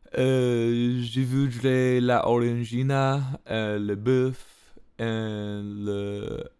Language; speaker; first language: French; non-native, learner; English